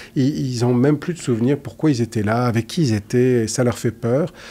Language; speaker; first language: French; native; French